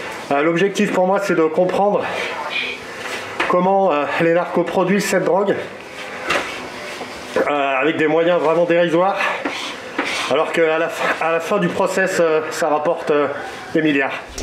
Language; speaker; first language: French; native; French